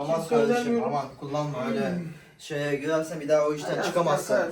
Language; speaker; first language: Turkish; native; Turkish